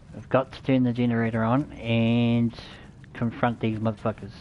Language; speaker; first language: English; native; English